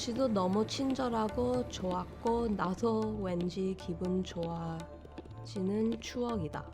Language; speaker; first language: Korean; early bilingual, heritage; Korean